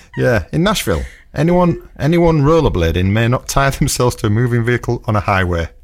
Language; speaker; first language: English; native; English